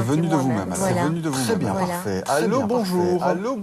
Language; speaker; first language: French; native; French